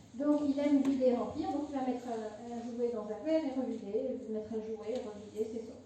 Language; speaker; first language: French; non-native, local second language; Arabic